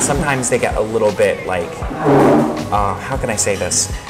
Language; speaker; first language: English; native; English